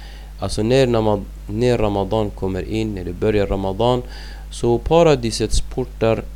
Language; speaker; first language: Swedish; non-native, fluent; Arabic